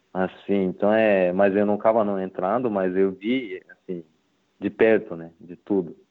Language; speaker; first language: Portuguese; non-native, learner; Japanese